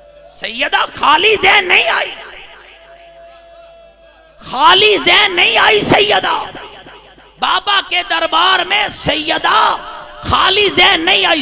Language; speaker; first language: Urdu; native; Urdu